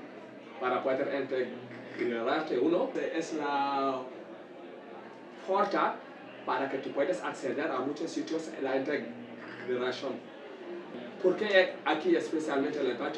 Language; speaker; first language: Spanish; non-native, learner; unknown